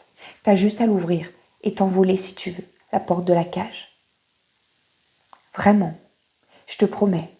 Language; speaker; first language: French; native; French